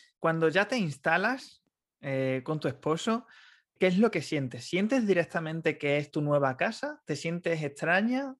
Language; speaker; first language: Spanish; native; Spanish